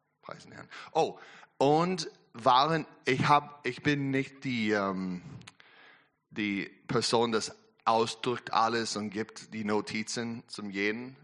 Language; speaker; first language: German; non-native, learner; English